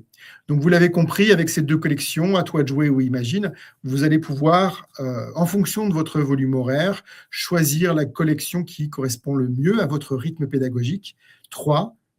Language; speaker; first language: French; native; French